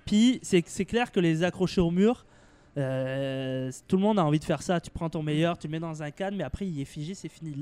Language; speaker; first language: French; native; French